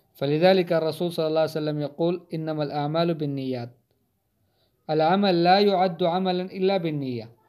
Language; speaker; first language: Arabic; non-native, fluent; Hindi